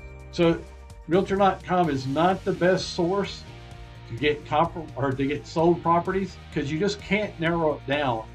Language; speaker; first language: English; native; English